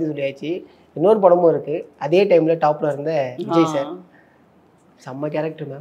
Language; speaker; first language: Tamil; native; Tamil